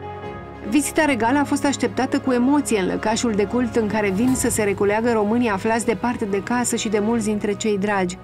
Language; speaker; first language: Romanian; native; Romanian